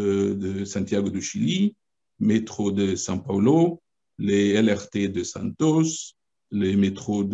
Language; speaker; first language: French; non-native, fluent; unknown